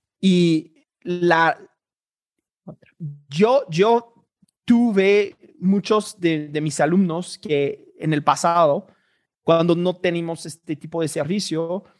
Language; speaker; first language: Spanish; non-native, fluent; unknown